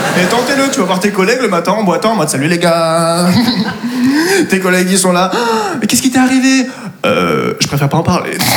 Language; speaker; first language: French; native; French